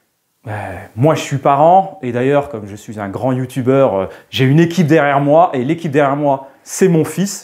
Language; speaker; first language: French; native; French